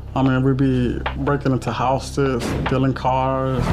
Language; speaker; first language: English; native; English